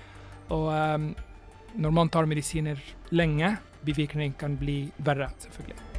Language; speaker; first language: Norwegian; non-native, fluent; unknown